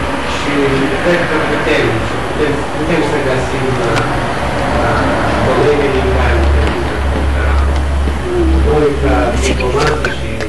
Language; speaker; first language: Romanian; non-native, fluent; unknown